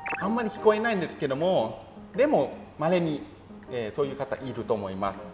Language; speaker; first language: Japanese; non-native, fluent; Thai